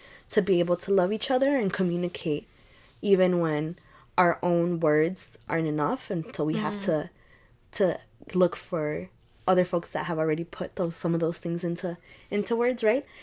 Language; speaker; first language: English; early bilingual, other home language; Spanish